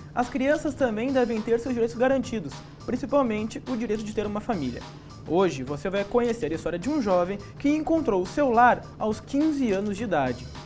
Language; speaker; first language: Portuguese; native; Portuguese